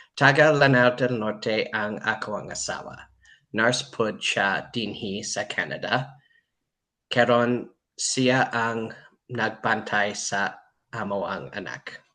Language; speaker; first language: Cebuano; non-native, learner; English